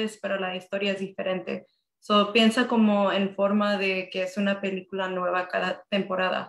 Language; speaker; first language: Spanish; early bilingual, heritage; Spanish